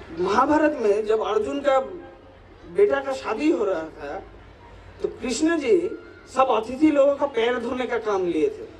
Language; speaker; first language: Hindi; non-native, local second language; Bangla